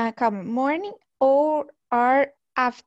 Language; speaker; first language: English; non-native, learner; Portuguese